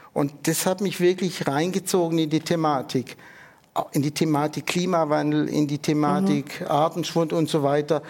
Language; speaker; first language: German; native; German